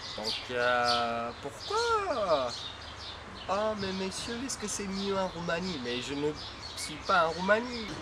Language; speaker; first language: French; non-native, fluent; Romanian